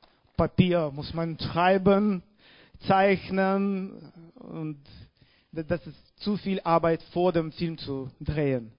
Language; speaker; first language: German; non-native, learner; Russian